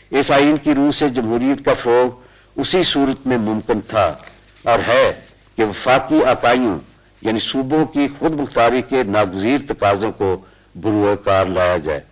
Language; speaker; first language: Urdu; non-native, local second language; Punjabi